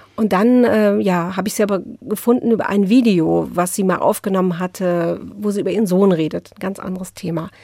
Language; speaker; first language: German; native; German